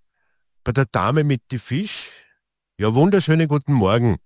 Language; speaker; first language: German; native; German